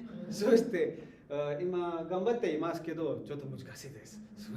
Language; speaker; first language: Japanese; non-native, learner; Hindi